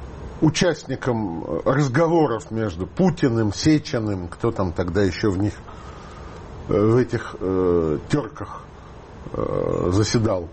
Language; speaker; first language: Russian; native; Russian